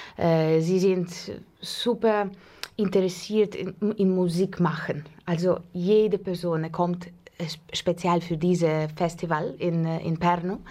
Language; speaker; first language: German; non-native, fluent; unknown